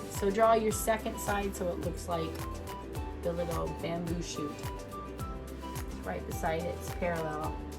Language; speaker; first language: English; native; English